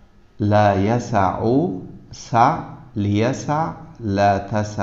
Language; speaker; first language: Arabic; non-native, fluent; Uzbek